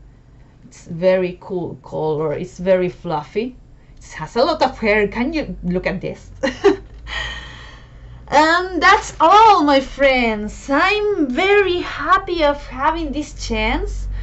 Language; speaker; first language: English; non-native, fluent; Spanish